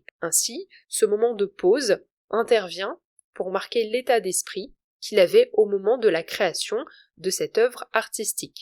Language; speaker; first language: French; native; French